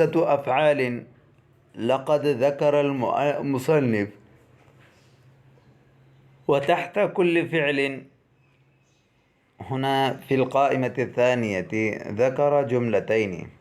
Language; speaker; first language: Arabic; non-native, fluent; Urdu